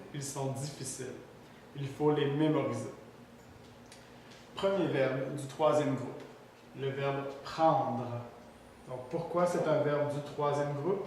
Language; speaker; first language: French; native; French